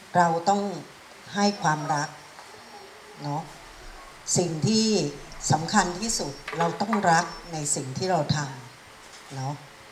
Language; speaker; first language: Thai; native; Thai